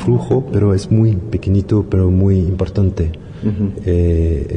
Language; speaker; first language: Spanish; non-native, learner; French